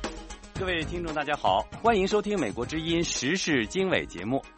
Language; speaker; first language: Chinese; native; Chinese